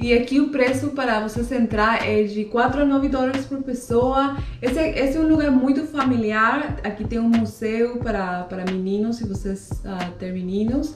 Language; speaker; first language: Portuguese; non-native, fluent; Spanish